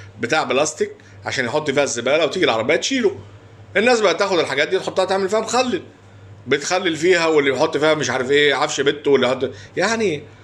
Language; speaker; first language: Arabic; native; Arabic